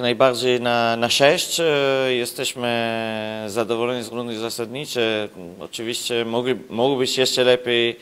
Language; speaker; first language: Polish; non-native, learner; Italian